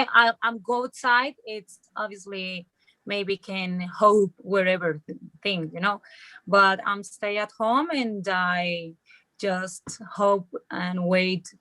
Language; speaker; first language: English; non-native, learner; Spanish